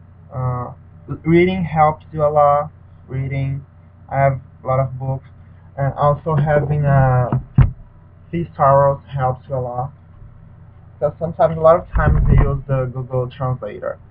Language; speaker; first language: English; non-native, learner; Portuguese